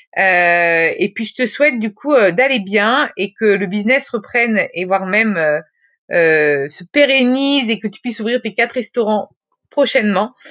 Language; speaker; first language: French; native; French